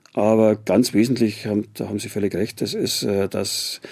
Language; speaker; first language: German; native; German